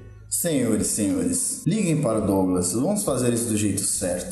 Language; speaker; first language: Portuguese; native; Portuguese